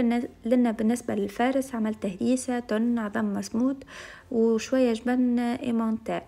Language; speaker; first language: Arabic; native; Arabic